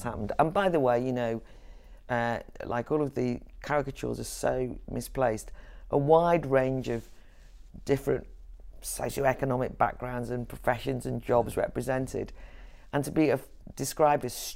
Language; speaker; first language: English; native; English